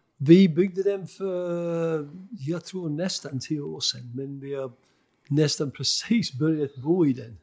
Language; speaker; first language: Swedish; non-native, fluent; English